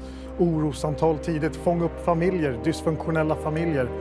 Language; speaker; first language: Swedish; native; Swedish